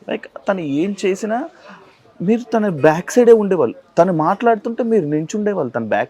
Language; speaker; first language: Telugu; native; Telugu